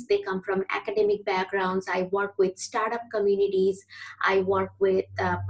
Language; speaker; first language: English; non-native, local second language; Bangla